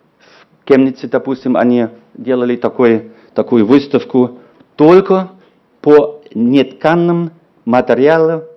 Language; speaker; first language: Russian; non-native, fluent; German